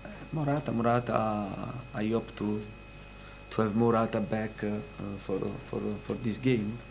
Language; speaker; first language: English; non-native, fluent; Italian